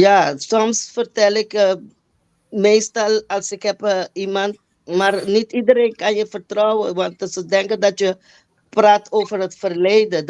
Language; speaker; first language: Dutch; non-native, fluent; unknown